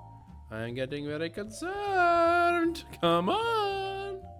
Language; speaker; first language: English; native; English